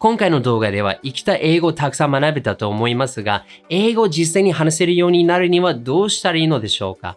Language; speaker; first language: Japanese; non-native, fluent; English